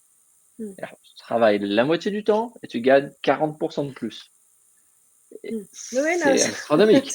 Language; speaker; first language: French; native; French